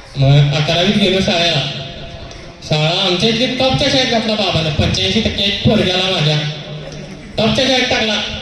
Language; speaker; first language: Marathi; non-native, local second language; Kannada